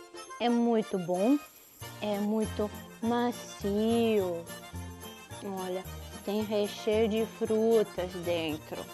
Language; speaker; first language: Portuguese; non-native, fluent; Russian